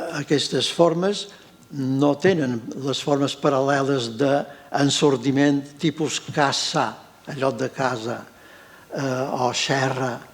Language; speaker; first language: Catalan; native; Catalan